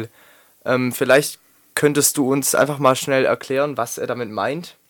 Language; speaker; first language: German; native; German